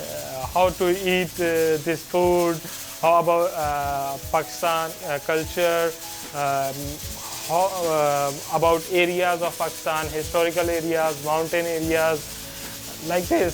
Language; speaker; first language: English; non-native, learner; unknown